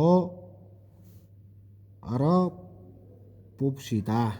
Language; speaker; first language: Korean; non-native, learner; Mongolian